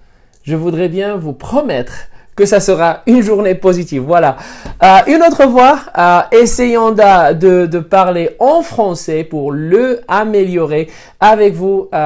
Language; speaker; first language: French; non-native, fluent; Spanish